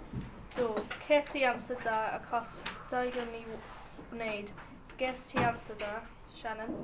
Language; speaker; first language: Welsh; non-native, learner; English